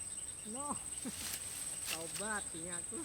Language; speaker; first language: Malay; non-native, local second language; Javanese